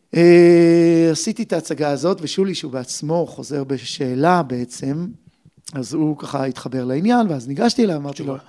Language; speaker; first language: Hebrew; native; Hebrew